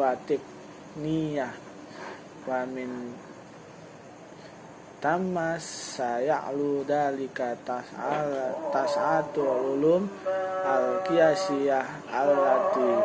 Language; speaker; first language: Arabic; non-native, learner; Indonesian